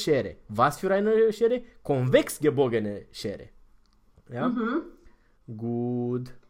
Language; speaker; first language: German; non-native, fluent; Romanian